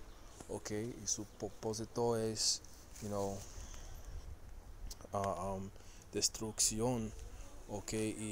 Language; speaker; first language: Spanish; early bilingual, heritage; Spanish